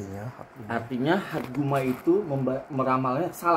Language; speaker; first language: Indonesian; native; Indonesian